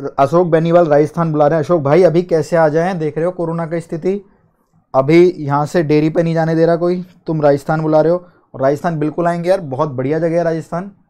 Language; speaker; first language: Hindi; native; Hindi